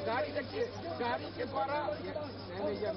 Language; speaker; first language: Hindi; native; Hindi